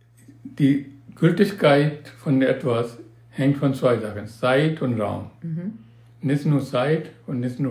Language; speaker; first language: German; non-native, learner; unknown